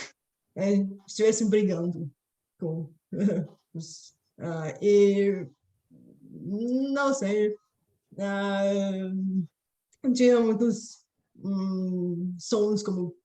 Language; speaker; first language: Portuguese; non-native, fluent; Bulgarian